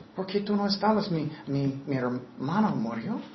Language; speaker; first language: Spanish; non-native, fluent; English